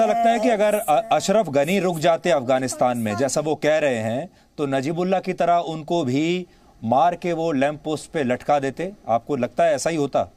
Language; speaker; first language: Hindi; native; Hindi